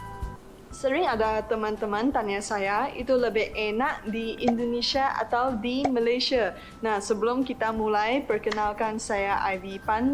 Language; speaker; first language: Indonesian; non-native, fluent; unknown